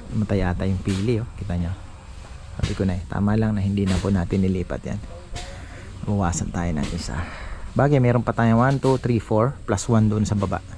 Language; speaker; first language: Filipino; non-native, local second language; Bikol